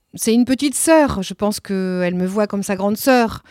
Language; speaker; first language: French; early bilingual, other home language; Italian